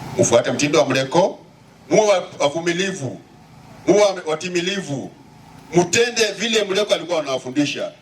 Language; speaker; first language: Swahili; non-native, local second language; Luyia